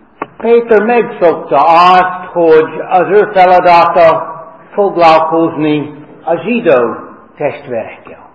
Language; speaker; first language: Hungarian; non-native, fluent; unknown